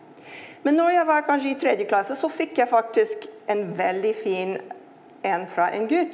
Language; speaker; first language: Norwegian; non-native, fluent; English